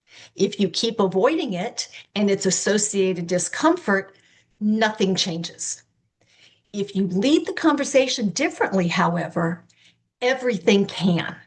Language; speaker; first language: English; native; English